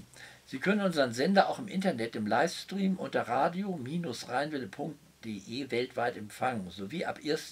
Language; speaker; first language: German; native; German